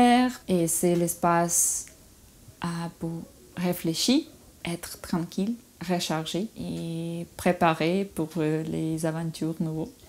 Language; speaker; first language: French; non-native, learner; Russian